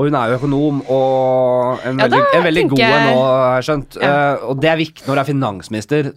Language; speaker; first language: Norwegian; native; Norwegian